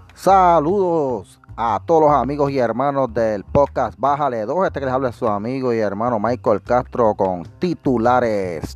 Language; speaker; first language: Spanish; native; Spanish